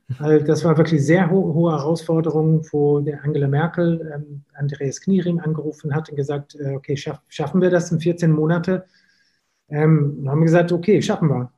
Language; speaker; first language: German; non-native, fluent; English